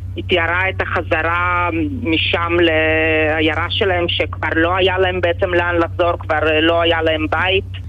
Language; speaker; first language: Hebrew; early bilingual, other home language; Russian